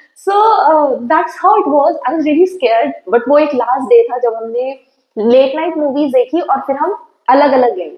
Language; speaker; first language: Hindi; native; Hindi